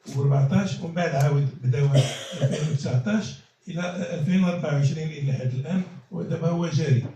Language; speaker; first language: Arabic; native; Arabic